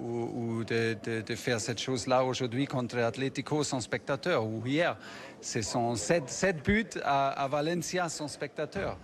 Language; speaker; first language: French; non-native, fluent; German